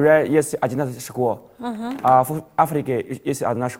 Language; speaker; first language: Russian; non-native, learner; Chinese